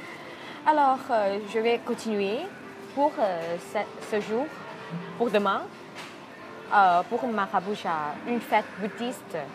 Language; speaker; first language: French; non-native, fluent; Thai